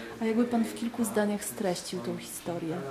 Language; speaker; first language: Polish; native; Polish